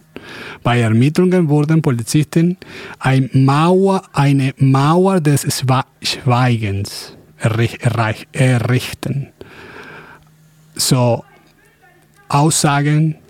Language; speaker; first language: German; non-native, fluent; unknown